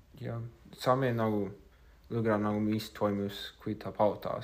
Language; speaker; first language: Estonian; non-native, fluent; English